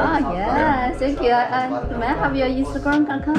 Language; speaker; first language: English; non-native, learner; Chinese